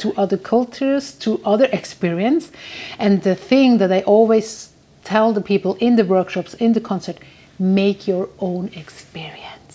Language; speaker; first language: English; non-native, fluent; German